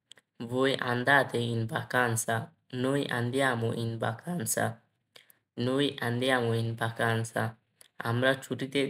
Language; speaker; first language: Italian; non-native, learner; Bangla